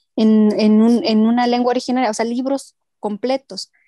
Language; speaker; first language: Spanish; non-native, local second language; Mixtepec Mixtec